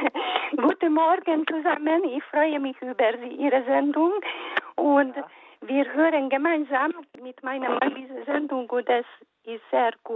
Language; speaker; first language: German; non-native, fluent; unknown